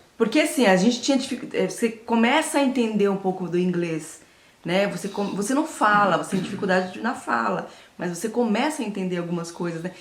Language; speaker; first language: Portuguese; native; Portuguese